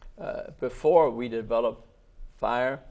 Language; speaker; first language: English; native; English